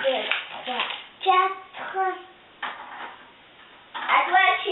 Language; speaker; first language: French; native; French